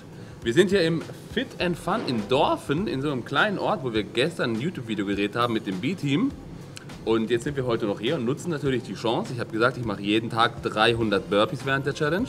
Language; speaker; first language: German; native; German